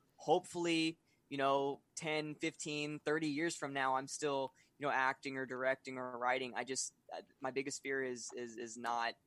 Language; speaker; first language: English; native; English